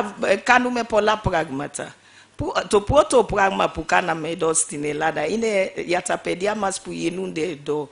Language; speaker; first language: Greek; non-native, fluent; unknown